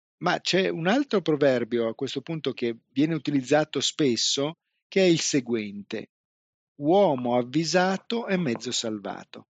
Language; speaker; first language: Italian; native; Italian